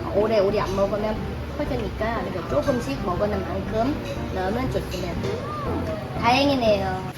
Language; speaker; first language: Korean; non-native, fluent; Vietnamese